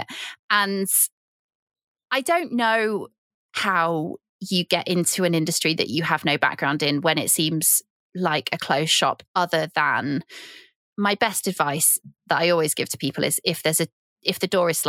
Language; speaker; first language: English; native; English